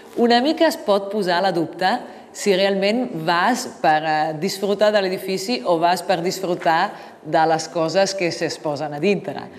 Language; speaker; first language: Catalan; non-native, fluent; Italian